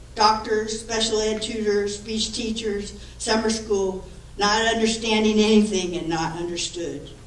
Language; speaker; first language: English; native; English